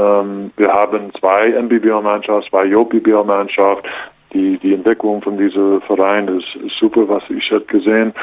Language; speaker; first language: German; non-native, learner; English